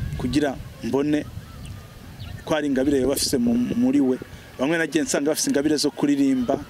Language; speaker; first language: Rundi; native; Rundi